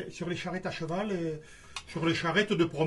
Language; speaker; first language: French; native; French